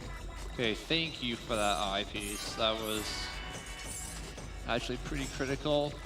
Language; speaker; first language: English; native; English